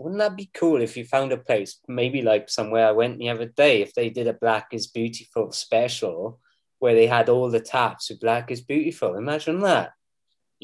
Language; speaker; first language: English; native; English